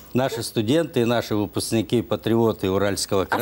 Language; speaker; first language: Russian; native; Russian